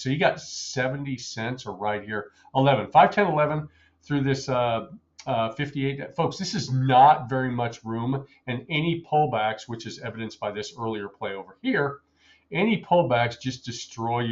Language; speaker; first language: English; native; English